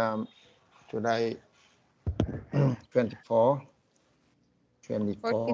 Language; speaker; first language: English; non-native, learner; Vietnamese